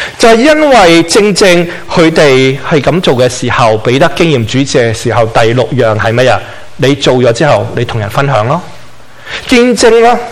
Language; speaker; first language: Chinese; non-native, local second language; Cantonese